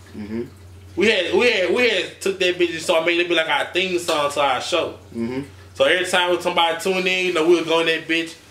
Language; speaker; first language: English; native; English